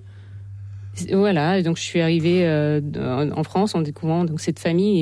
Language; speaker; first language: French; non-native, fluent; Russian